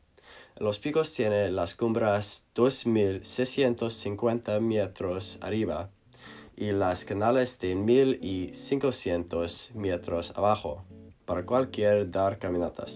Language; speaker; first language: Spanish; non-native, learner; English